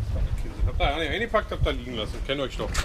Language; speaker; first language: German; native; German